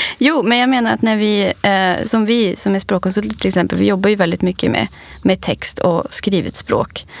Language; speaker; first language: Swedish; early bilingual, other home language; English